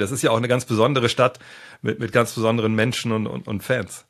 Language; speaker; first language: German; native; German